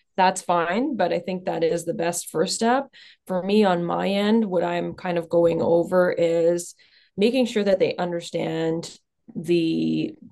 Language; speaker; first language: English; native; English